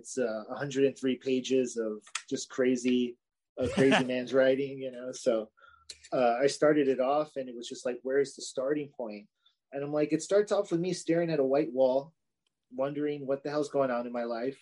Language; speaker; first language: English; native; English